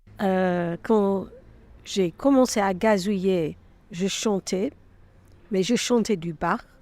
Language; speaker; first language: French; non-native, fluent; English